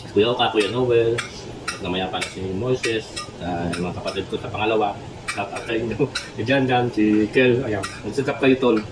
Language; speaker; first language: Filipino; non-native, local second language; Pampanga